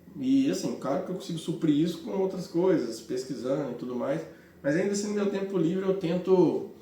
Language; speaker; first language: Portuguese; native; Portuguese